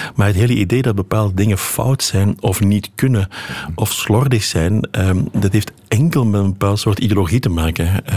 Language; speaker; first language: Dutch; native; Dutch